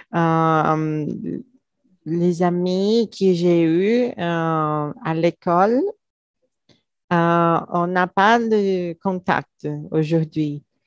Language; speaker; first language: French; non-native, learner; Portuguese